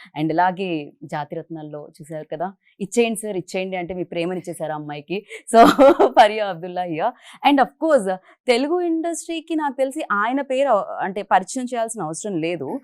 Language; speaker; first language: Telugu; native; Telugu